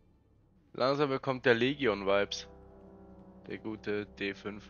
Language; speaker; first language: German; native; German